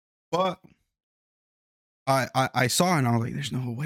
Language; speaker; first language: English; early bilingual, other home language; Spanish